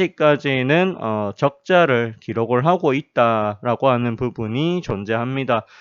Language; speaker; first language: Korean; native; Korean